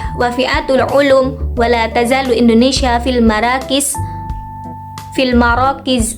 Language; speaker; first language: Arabic; non-native, learner; Indonesian